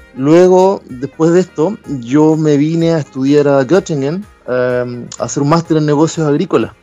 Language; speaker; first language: Spanish; native; Spanish